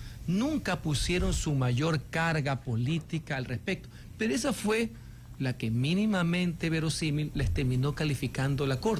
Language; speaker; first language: Spanish; native; Spanish